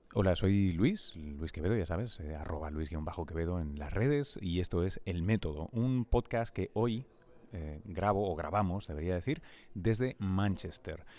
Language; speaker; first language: Spanish; native; Spanish